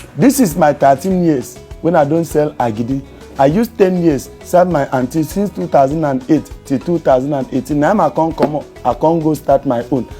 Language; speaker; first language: Nigerian Pidgin; native; Nigerian Pidgin